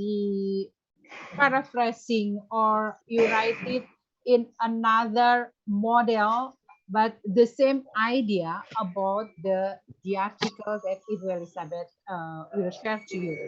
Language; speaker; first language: English; non-native, fluent; Indonesian